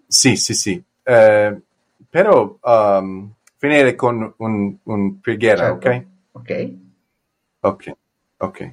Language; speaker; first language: Italian; non-native, learner; English